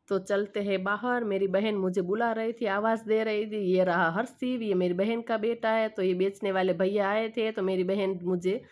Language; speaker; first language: Hindi; non-native, local second language; Gujarati